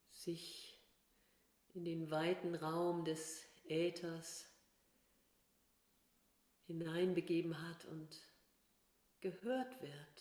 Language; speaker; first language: German; native; German